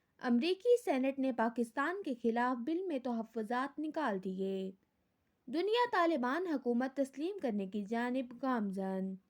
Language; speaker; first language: Urdu; native; Urdu